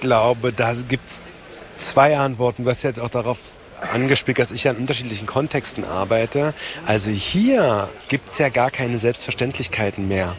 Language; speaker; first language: German; native; German